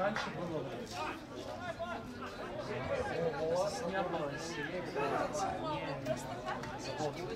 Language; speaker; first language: Russian; native; Russian